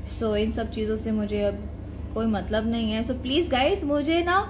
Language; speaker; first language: Hindi; non-native, local second language; Gujarati